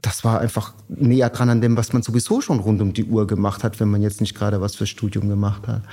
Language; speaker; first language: German; native; German